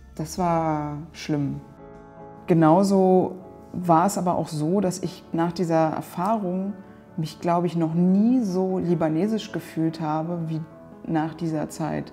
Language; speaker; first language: German; native; German